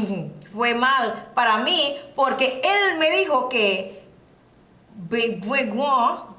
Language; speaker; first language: Spanish; non-native, learner; English